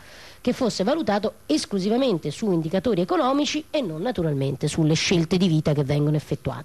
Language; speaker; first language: Italian; native; Italian